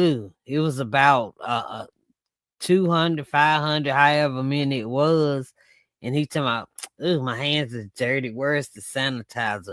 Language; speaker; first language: English; native; English